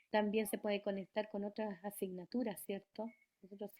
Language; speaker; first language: Spanish; native; Spanish